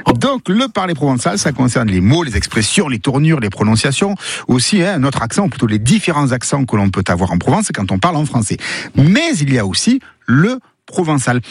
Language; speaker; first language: French; native; French